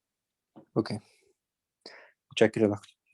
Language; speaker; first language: Arabic; native; Arabic